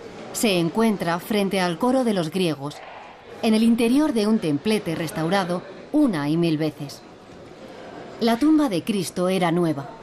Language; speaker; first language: Spanish; native; Spanish